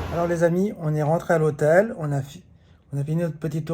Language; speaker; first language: French; native; French